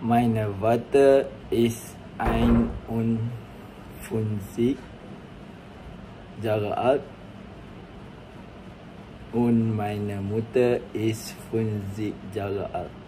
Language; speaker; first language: German; non-native, learner; Malay